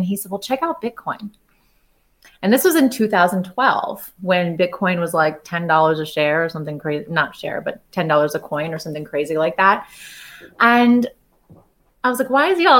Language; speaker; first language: English; native; English